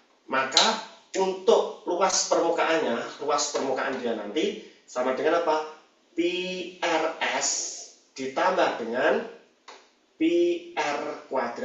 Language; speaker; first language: Indonesian; native; Indonesian